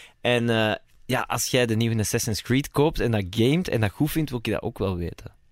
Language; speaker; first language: Dutch; native; Dutch